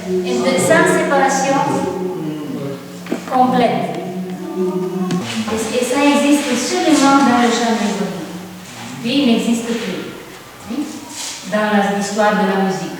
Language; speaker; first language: French; non-native, fluent; Italian